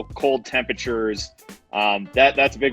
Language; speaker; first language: English; native; English